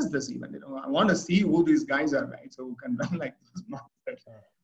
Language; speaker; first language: English; non-native, local second language; Tamil